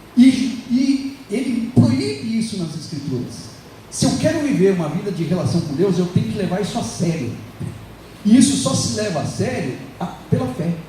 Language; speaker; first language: Portuguese; native; Portuguese